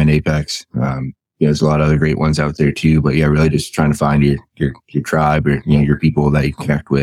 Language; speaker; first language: English; native; English